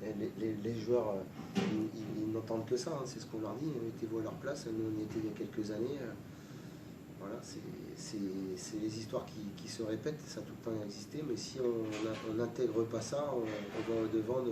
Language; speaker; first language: French; native; French